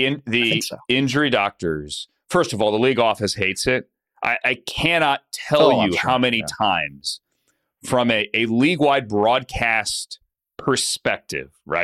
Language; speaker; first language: English; native; English